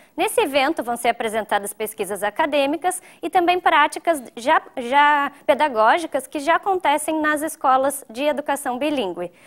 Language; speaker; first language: Portuguese; native; Portuguese